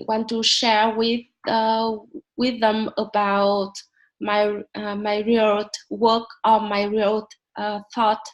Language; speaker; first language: English; non-native, learner; Vietnamese